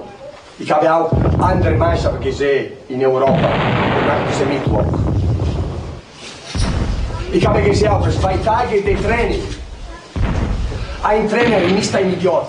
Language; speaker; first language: German; non-native, learner; Italian